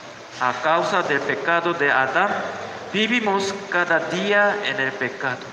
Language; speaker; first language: Spanish; non-native, learner; Korean